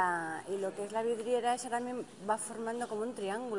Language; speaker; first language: Spanish; native; Spanish